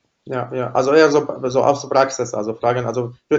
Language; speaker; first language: German; non-native, fluent; Arabic